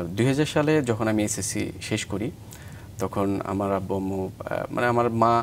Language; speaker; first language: Bangla; native; Bangla